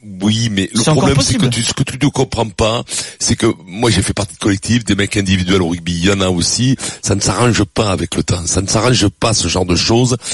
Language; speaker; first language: French; native; French